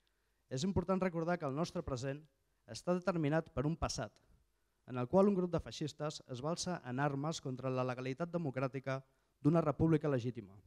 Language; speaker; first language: Catalan; native; Catalan